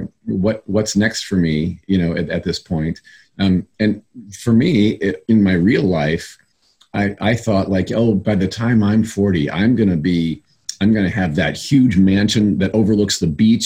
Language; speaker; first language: English; native; English